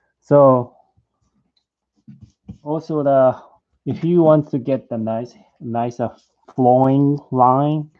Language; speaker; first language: English; non-native, learner; Japanese